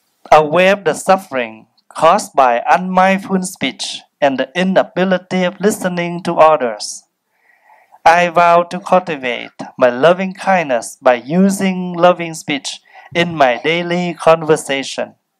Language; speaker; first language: English; non-native, fluent; Vietnamese